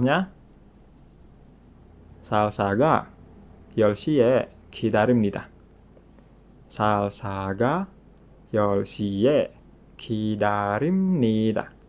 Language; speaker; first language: Korean; non-native, fluent; Indonesian